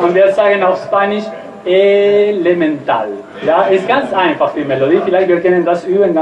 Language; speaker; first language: German; non-native, learner; Spanish